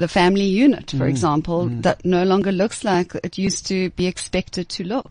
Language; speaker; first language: English; native; English